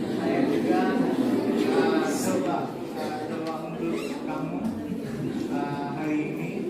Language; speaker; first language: Indonesian; non-native, learner; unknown